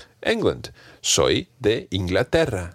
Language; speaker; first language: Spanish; non-native, fluent; English